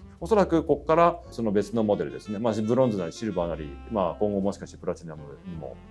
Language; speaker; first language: Japanese; native; Japanese